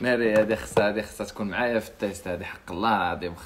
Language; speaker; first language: Arabic; native; Arabic